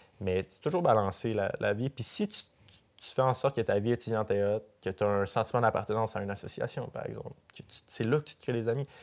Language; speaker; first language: French; native; French